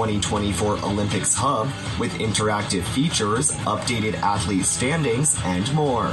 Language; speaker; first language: English; native; English